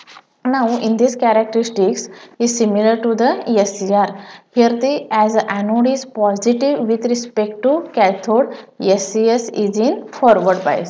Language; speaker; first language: English; non-native, local second language; Marathi